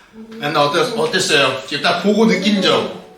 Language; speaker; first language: Korean; native; Korean